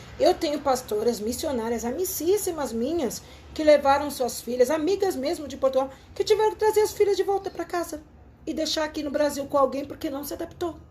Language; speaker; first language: Portuguese; native; Portuguese